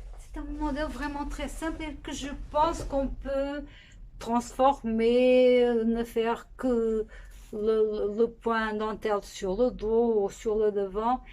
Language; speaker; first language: French; non-native, fluent; Portuguese